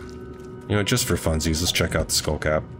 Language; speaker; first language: English; native; English